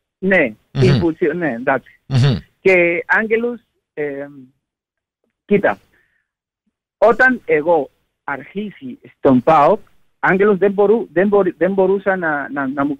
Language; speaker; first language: Greek; non-native, learner; Spanish